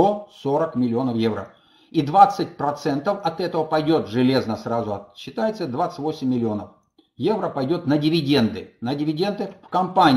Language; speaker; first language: Russian; native; Russian